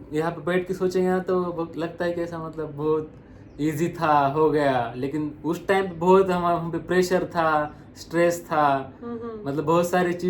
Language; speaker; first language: Hindi; non-native, local second language; Marathi